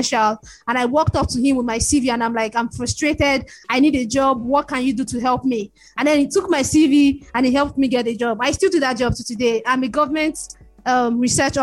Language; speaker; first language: English; non-native, local second language; Igbo